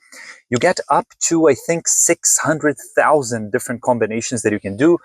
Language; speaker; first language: English; native; English